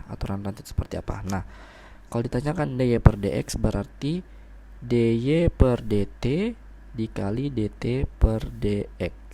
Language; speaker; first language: Indonesian; native; Indonesian